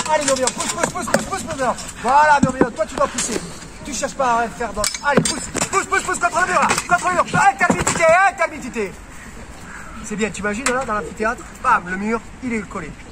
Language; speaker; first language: French; native; French